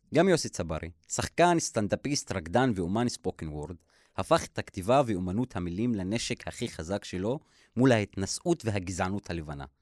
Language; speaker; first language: Hebrew; non-native, local second language; Arabic